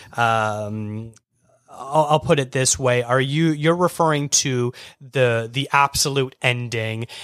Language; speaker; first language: English; native; English